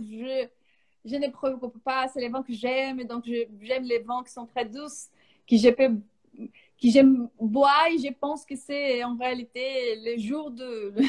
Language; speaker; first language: French; non-native, fluent; Portuguese